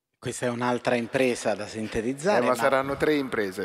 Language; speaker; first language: Italian; native; Italian